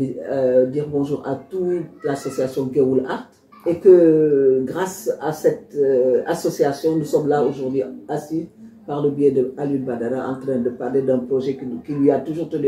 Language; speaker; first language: French; non-native, local second language; Wolof